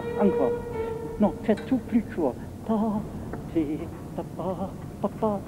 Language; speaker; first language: French; non-native, fluent; German